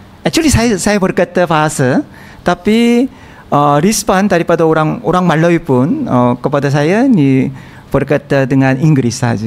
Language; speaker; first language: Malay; non-native, learner; Korean